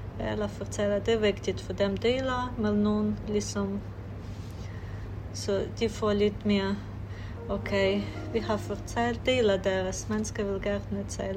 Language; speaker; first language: Danish; non-native, fluent; Ukrainian